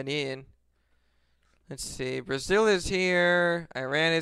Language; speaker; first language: English; native; English